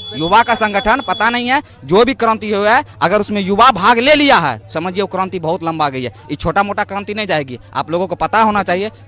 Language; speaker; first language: Hindi; native; Hindi